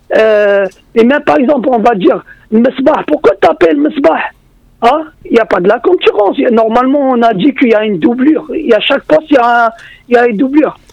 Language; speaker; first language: French; non-native, local second language; Arabic